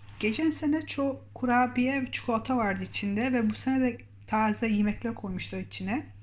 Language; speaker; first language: Turkish; early bilingual, heritage; Turkish